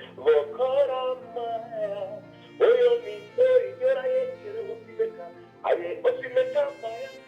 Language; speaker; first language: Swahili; non-native, local second language; Gusii